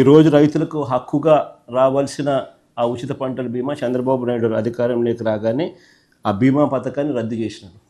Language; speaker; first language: Telugu; native; Telugu